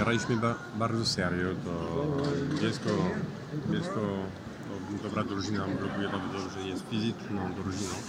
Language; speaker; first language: Polish; non-native, fluent; French